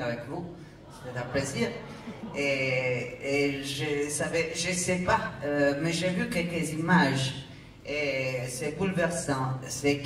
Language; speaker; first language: French; non-native, fluent; Italian